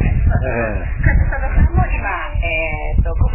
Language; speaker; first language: Japanese; native; Japanese